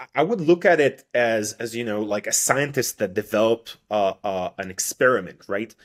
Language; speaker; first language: English; non-native, fluent; Hebrew